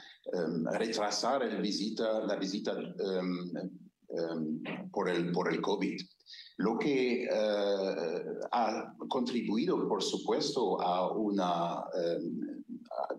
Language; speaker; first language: Spanish; non-native, fluent; German